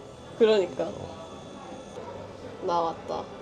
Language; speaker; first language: Korean; non-native, fluent; Japanese